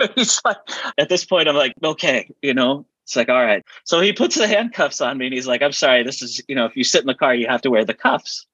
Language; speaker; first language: English; native; English